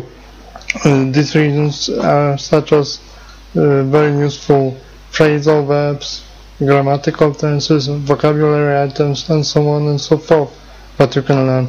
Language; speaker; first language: English; non-native, fluent; Polish